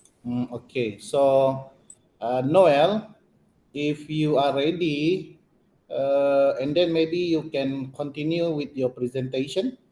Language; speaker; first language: English; non-native, local second language; Malay